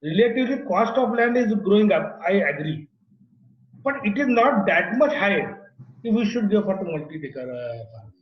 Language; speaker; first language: English; non-native, local second language; Marathi